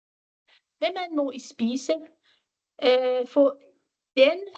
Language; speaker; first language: Danish; non-native, fluent; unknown